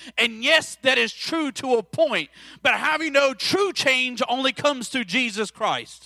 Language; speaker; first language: English; native; English